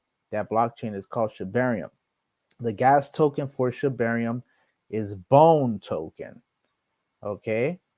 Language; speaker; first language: English; native; English